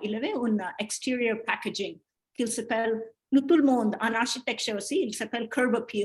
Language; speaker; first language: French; non-native, learner; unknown